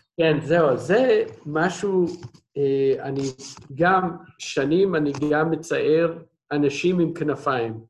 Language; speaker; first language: Hebrew; non-native, fluent; English